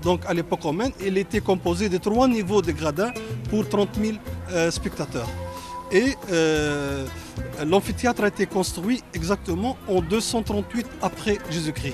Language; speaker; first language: French; non-native, local second language; Arabic